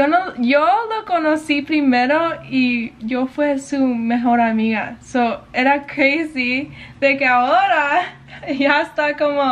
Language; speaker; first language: Spanish; early bilingual, heritage; English